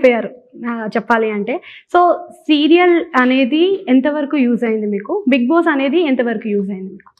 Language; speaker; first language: Telugu; native; Telugu